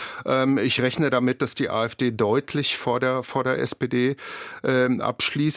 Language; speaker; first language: German; native; German